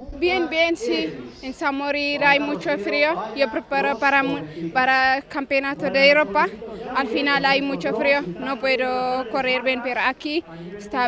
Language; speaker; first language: Spanish; non-native, learner; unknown